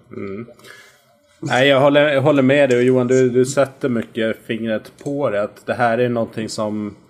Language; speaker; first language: Swedish; native; Swedish